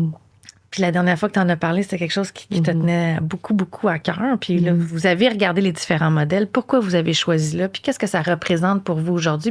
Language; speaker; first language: French; native; French